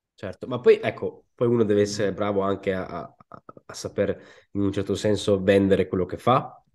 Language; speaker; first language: Italian; native; Italian